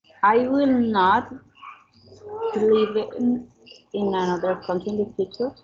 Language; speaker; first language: English; non-native, learner; Spanish